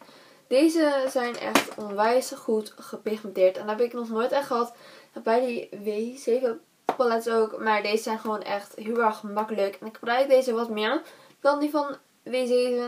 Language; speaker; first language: Dutch; native; Dutch